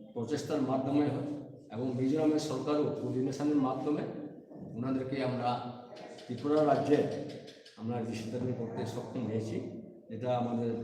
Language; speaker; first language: Bangla; non-native, local second language; Kok Borok